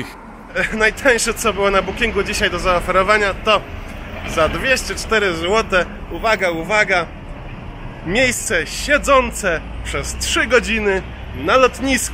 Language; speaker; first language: Polish; native; Polish